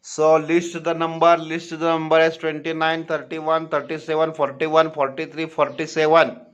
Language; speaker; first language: English; non-native, local second language; Marathi